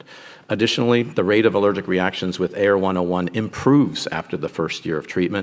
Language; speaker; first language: English; native; English